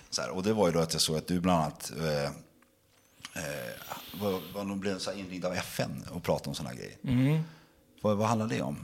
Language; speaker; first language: Swedish; native; Swedish